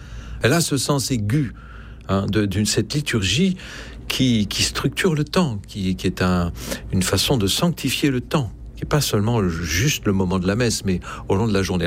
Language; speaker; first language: French; native; French